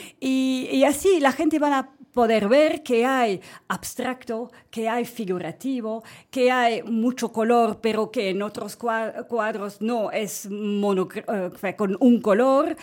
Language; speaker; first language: Spanish; non-native, fluent; French